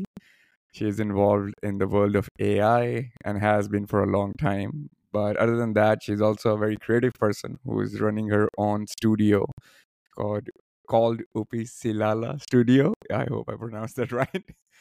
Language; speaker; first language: English; non-native, local second language; Urdu